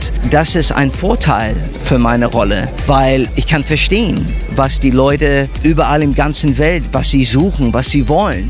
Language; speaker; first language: German; early bilingual, heritage; English